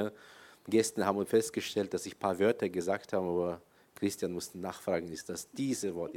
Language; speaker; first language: German; non-native, fluent; Kyrgyz